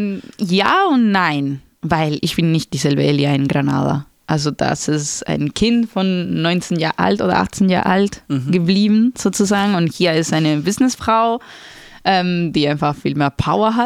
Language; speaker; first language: German; non-native, fluent; Spanish